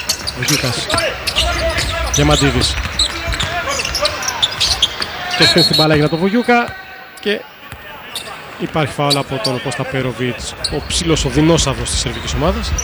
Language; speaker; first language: Greek; native; Greek